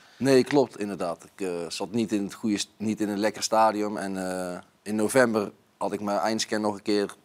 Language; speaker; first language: Dutch; native; Dutch